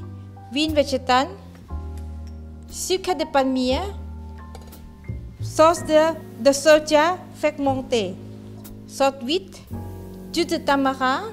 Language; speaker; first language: French; non-native, fluent; Thai